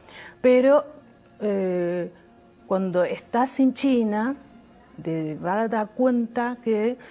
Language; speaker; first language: Spanish; non-native, learner; Chinese